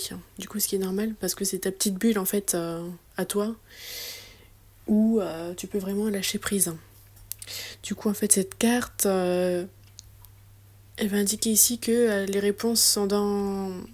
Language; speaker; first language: French; native; French